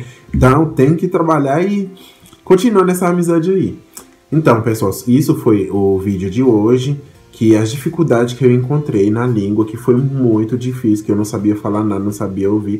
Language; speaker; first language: Portuguese; non-native, fluent; Haitian Creole